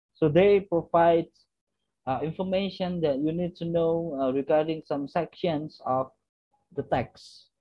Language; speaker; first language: English; non-native, fluent; Indonesian